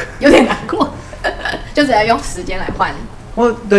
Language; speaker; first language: Chinese; native; Chinese